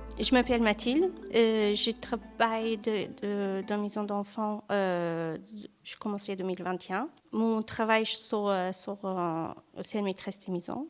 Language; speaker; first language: French; non-native, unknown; Portuguese